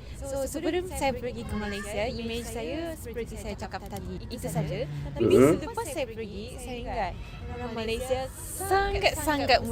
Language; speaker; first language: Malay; non-native, fluent; Japanese